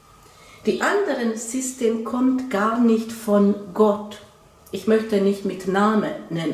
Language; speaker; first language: German; non-native, fluent; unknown